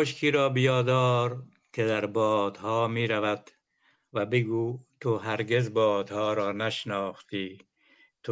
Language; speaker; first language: Persian; native; Persian